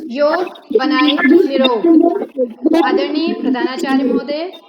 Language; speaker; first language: Hindi; native; Hindi